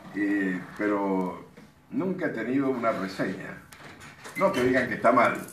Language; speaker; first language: Spanish; native; Spanish